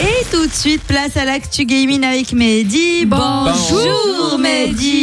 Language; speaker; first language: French; non-native, local second language; Arabic